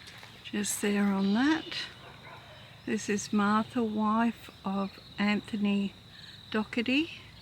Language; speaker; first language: English; native; English